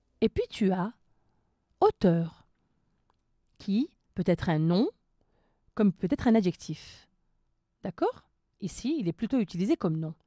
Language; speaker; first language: French; non-native, local second language; Arabic